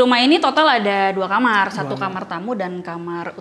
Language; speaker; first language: Indonesian; native; Indonesian